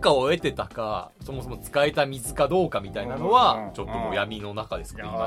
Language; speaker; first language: Japanese; native; Japanese